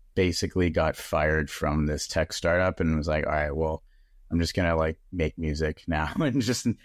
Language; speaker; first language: English; native; English